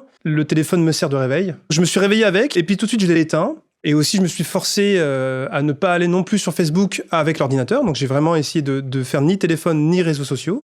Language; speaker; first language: French; native; French